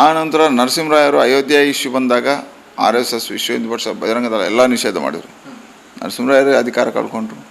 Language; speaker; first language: Kannada; non-native, local second language; Tulu